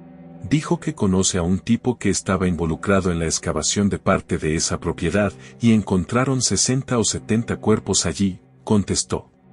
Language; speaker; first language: Spanish; native; Spanish